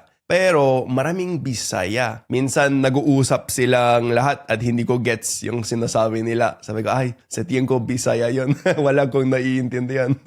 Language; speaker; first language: Filipino; non-native, fluent; English